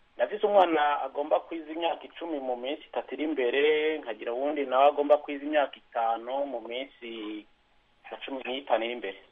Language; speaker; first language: Rundi; early bilingual, heritage; Rundi